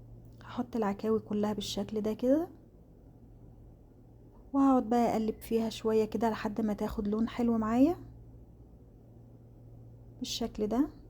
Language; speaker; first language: Arabic; native; Arabic